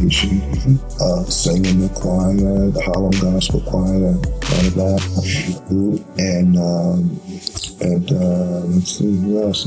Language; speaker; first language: English; native; English